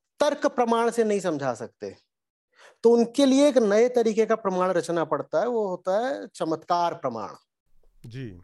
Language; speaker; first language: Hindi; native; Hindi